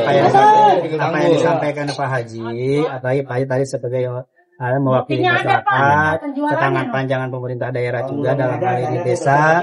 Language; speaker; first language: Indonesian; non-native, local second language; Sundanese